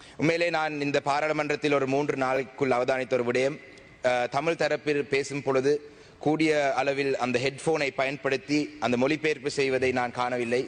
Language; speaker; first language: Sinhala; non-native, local second language; Tamil